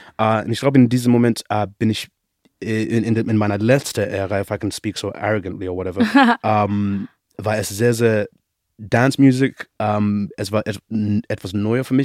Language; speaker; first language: German; non-native, learner; Shona